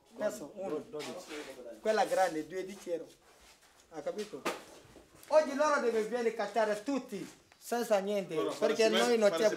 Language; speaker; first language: Italian; non-native, learner; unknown